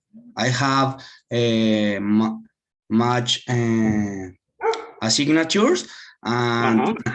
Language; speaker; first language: English; non-native, learner; Spanish